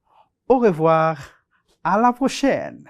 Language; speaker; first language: French; non-native, fluent; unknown